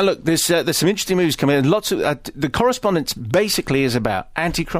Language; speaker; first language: English; native; English